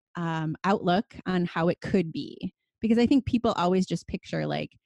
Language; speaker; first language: English; native; English